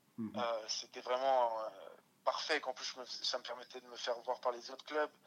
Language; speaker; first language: French; early bilingual, other home language; Russian